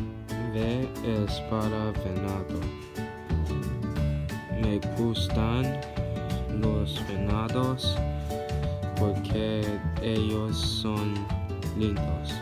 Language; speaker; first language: Spanish; non-native, learner; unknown